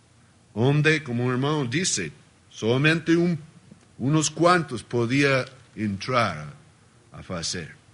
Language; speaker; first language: Spanish; non-native, learner; Portuguese